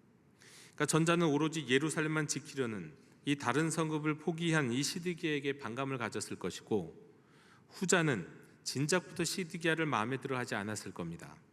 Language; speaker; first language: Korean; native; Korean